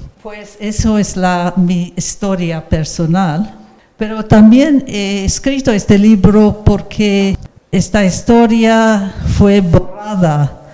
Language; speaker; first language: Spanish; non-native, fluent; English